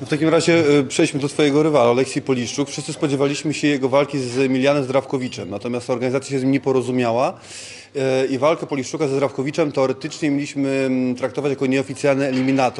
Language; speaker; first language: Polish; native; Polish